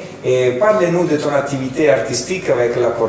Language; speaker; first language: French; non-native, fluent; Italian